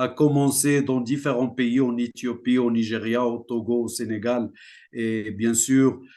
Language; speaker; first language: French; non-native, local second language; Central Atlas Tamazight